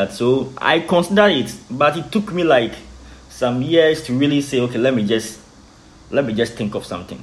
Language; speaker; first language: English; non-native, local second language; Akan